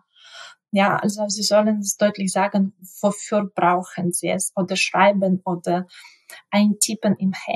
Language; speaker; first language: German; non-native, fluent; Ukrainian